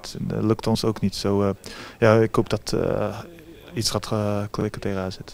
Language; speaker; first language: Dutch; early bilingual, heritage; Japanese